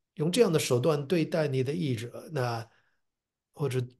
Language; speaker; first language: Chinese; non-native, fluent; English